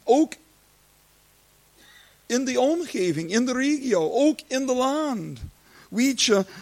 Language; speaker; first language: Dutch; non-native, learner; English